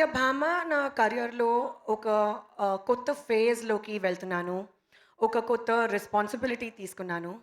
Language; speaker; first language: Telugu; non-native, learner; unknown